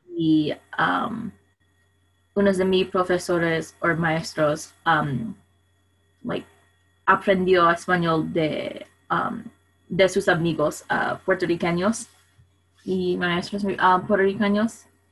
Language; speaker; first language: Spanish; non-native, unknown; English